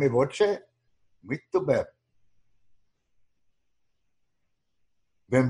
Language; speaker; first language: Portuguese; non-native, learner; English